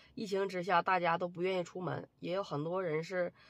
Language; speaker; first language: Chinese; native; Chinese